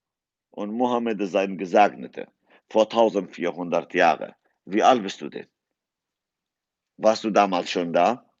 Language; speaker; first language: German; non-native, fluent; Kurdish